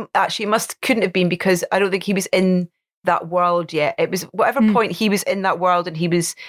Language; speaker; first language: English; native; English